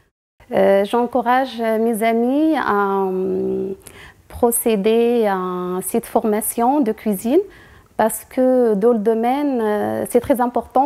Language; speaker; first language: French; non-native, fluent; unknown